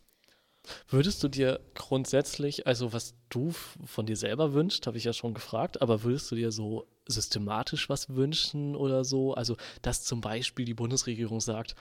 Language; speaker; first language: German; native; German